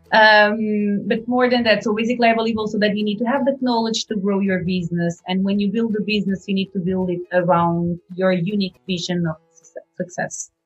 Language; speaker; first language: English; non-native, fluent; Portuguese